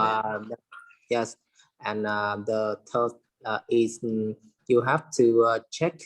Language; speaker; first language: English; non-native, learner; Vietnamese